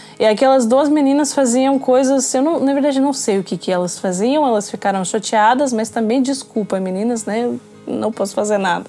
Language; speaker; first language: Portuguese; non-native, fluent; Russian